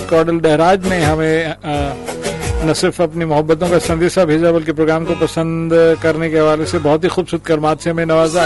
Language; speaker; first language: Urdu; native; Urdu